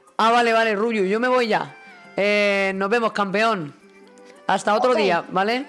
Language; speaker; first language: Spanish; native; Spanish